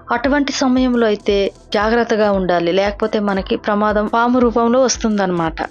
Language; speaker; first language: Telugu; non-native, local second language; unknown